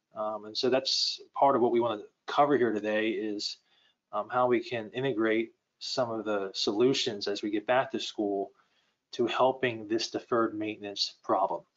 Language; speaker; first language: English; native; English